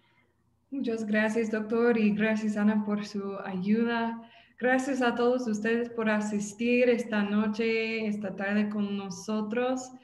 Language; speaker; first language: Spanish; non-native, fluent; English